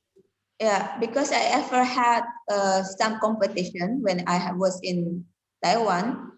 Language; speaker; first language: English; non-native, learner; Indonesian